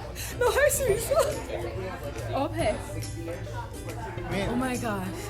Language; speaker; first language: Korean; non-native, learner; English